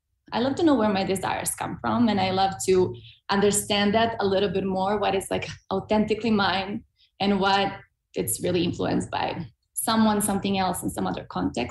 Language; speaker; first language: English; non-native, fluent; Serbian